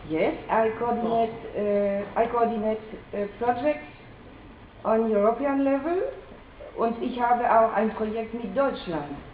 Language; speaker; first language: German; non-native, fluent; French